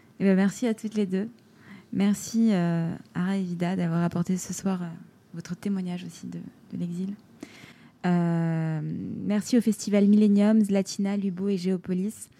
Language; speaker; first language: French; native; French